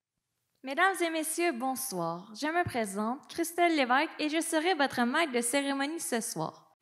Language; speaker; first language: French; native; French